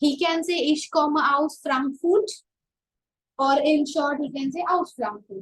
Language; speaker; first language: German; non-native, fluent; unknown